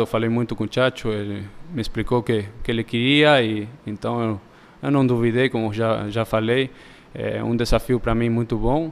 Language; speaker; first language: Portuguese; early bilingual, heritage; Spanish